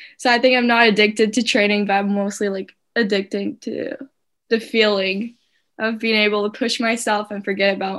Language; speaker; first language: English; non-native, fluent; French